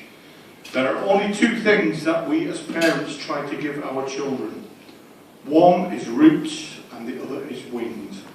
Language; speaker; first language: English; native; English